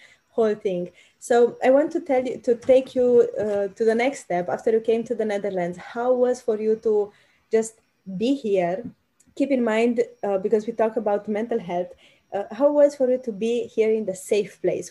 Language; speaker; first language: English; non-native, fluent; Romanian